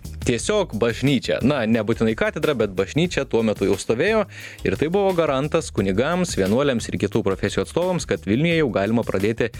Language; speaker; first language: Lithuanian; native; Lithuanian